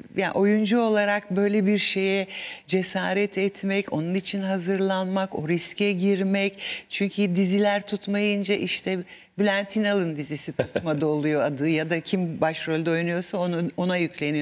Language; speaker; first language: Turkish; native; Turkish